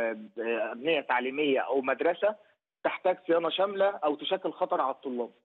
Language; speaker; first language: Arabic; native; Arabic